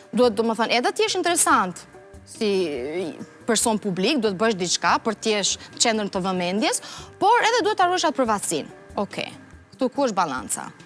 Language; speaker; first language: Albanian; early bilingual, heritage; Albanian